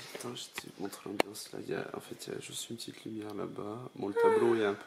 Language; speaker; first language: French; native; French